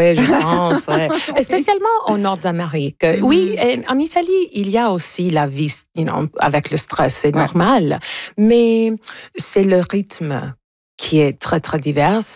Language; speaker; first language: French; early bilingual, heritage; English